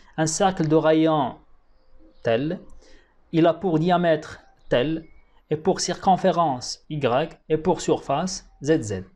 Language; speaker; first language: French; non-native, local second language; Arabic